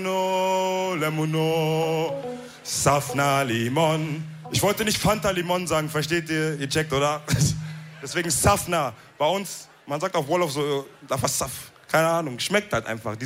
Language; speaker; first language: German; early bilingual, other home language; Wolof